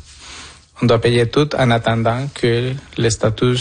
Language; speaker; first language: French; non-native, fluent; Spanish